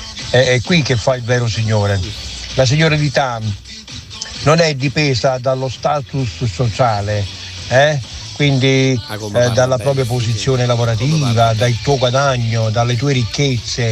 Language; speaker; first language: Italian; native; Italian